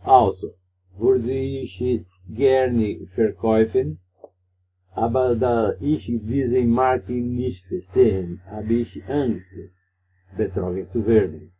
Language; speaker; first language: German; non-native, learner; Portuguese